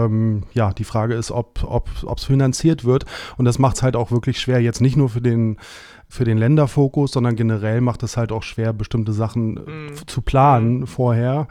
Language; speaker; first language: German; native; German